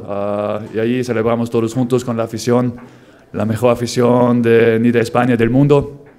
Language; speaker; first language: Spanish; non-native, fluent; German